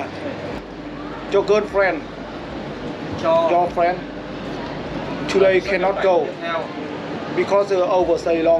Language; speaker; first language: English; non-native, learner; Vietnamese